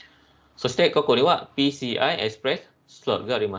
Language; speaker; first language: Japanese; non-native, fluent; Malay